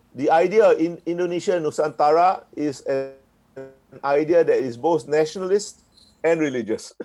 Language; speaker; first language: English; native; English